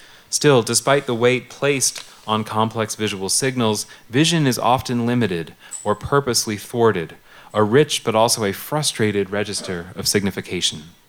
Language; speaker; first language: English; native; English